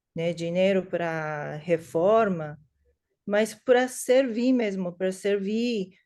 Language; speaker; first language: Portuguese; non-native, learner; English